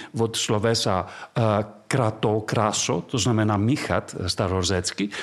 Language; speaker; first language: Czech; non-native, fluent; Greek